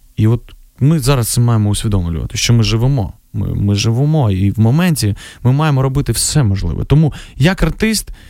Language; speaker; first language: Ukrainian; non-native, local second language; Russian